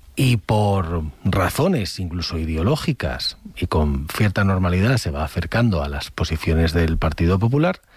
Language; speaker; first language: Spanish; native; Spanish